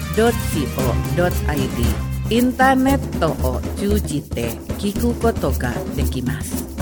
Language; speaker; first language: Japanese; non-native, fluent; Indonesian